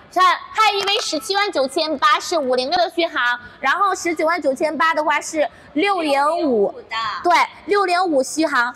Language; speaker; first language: Chinese; native; Chinese